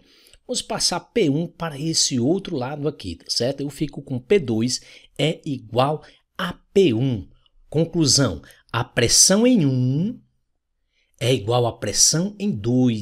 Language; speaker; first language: Portuguese; native; Portuguese